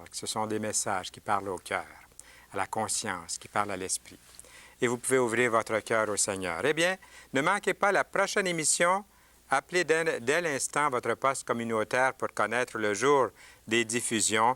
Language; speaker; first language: French; native; French